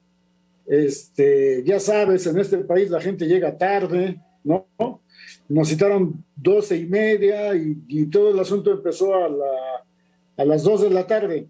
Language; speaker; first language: Spanish; native; Spanish